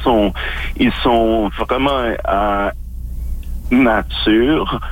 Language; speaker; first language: French; non-native, local second language; English